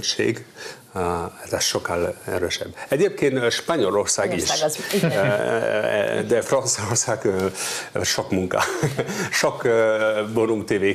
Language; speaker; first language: Hungarian; non-native, learner; French